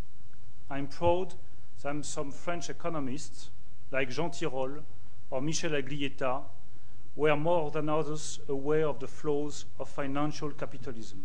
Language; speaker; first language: English; non-native, fluent; French